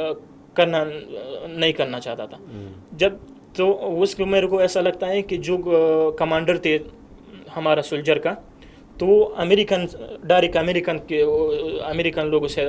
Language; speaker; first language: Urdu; non-native, fluent; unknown